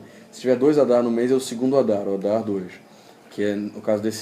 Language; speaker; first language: Portuguese; native; Portuguese